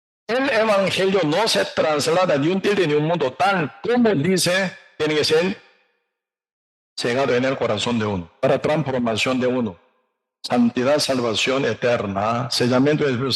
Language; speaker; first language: Spanish; non-native, learner; Korean